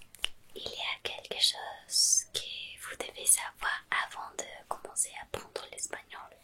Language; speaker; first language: French; non-native, fluent; Spanish